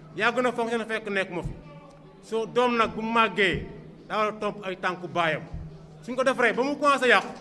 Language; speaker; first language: Wolof; native; Wolof